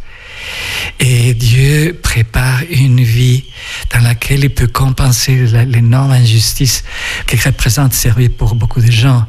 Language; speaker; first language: French; non-native, fluent; Spanish